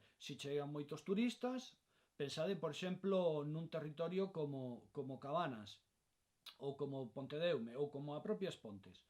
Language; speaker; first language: Galician; non-native, local second language; Spanish